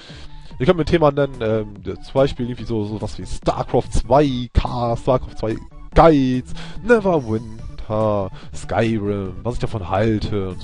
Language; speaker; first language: German; native; German